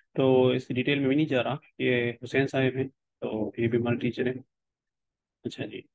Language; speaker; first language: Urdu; non-native, local second language; Pashto